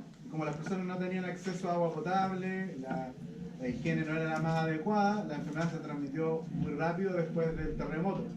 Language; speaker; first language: Spanish; native; Spanish